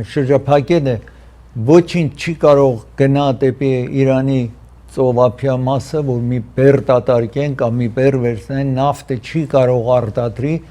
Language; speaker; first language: Armenian; early bilingual, heritage; Armenian